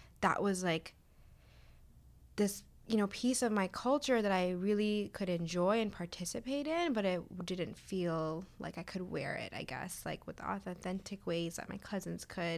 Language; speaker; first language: English; native; English